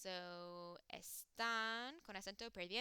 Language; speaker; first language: Spanish; non-native, fluent; English